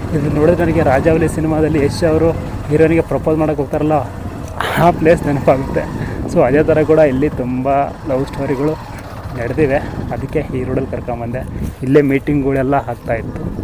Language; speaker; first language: Kannada; native; Kannada